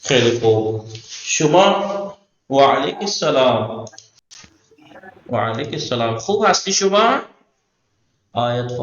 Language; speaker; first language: Persian; non-native, fluent; Urdu